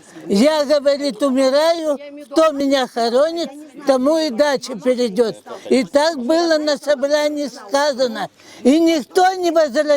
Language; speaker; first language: Russian; native; Russian